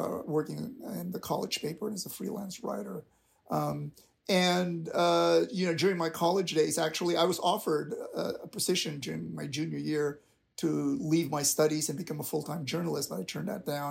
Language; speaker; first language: English; non-native, local second language; Filipino